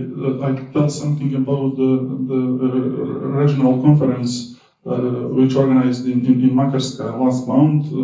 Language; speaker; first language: English; non-native, learner; Serbian